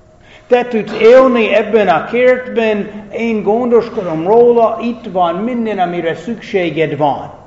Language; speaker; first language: Hungarian; non-native, fluent; English